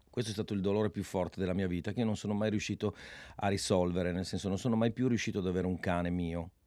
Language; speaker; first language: Italian; native; Italian